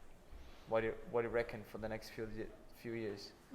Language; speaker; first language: English; non-native, fluent; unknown